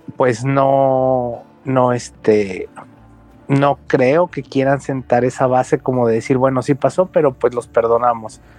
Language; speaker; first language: Spanish; native; Spanish